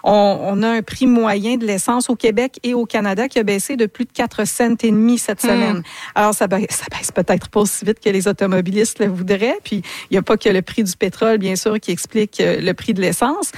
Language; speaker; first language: French; native; French